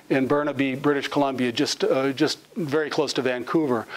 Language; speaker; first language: English; native; English